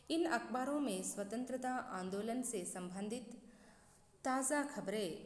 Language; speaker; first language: Hindi; non-native, local second language; Kannada